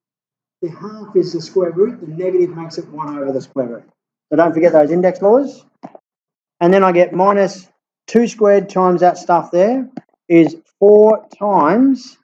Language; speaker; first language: English; native; English